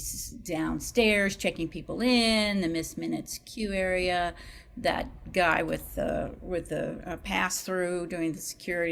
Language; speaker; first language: English; native; English